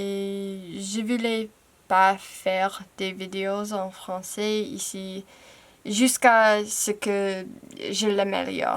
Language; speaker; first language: French; non-native, fluent; English